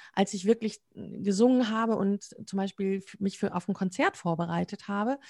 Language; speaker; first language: German; native; German